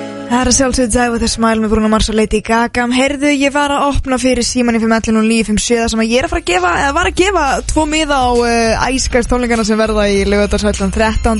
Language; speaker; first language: Icelandic; native; Icelandic